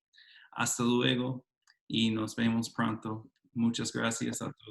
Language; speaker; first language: Spanish; non-native, fluent; English